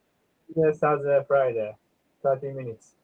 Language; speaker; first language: English; non-native, learner; Japanese